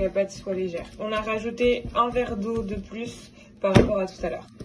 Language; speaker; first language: French; early bilingual, other home language; Arabic